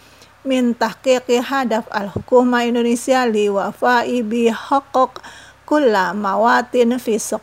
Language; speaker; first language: Arabic; non-native, fluent; Indonesian